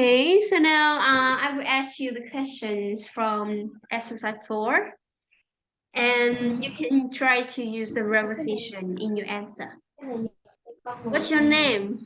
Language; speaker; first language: English; non-native, fluent; Vietnamese